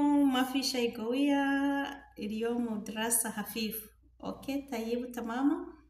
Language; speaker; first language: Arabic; non-native, learner; Rundi